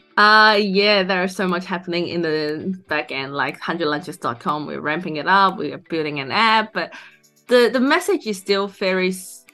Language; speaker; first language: English; non-native, local second language; Cantonese